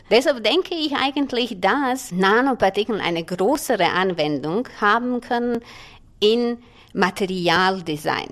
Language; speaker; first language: German; non-native, fluent; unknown